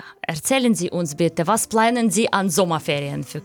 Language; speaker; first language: German; non-native, learner; Ukrainian